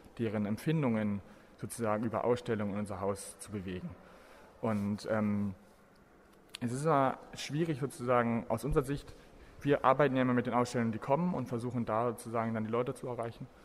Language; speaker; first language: German; native; German